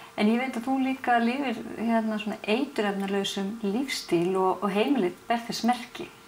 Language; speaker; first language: Icelandic; native; Icelandic